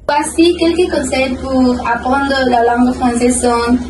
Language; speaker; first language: French; non-native, learner; Spanish